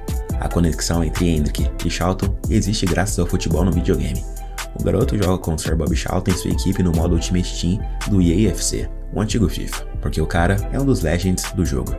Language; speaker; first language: Portuguese; native; Portuguese